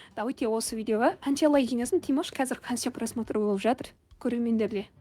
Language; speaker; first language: Kazakh; non-native, local second language; Russian